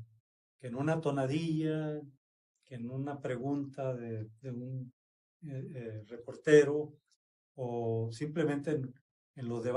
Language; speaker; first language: Spanish; native; Spanish